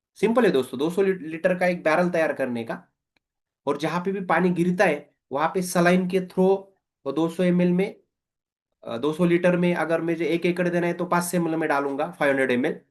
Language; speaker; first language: Hindi; non-native, local second language; Marathi